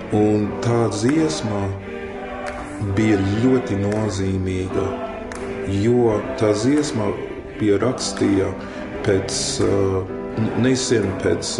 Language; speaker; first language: Latvian; non-native, fluent; English